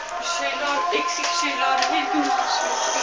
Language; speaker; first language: Turkish; non-native, learner; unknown